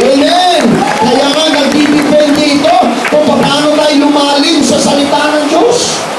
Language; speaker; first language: Filipino; non-native, local second language; Cebuano